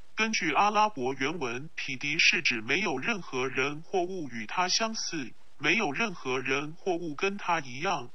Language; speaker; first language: Chinese; non-native, local second language; Cantonese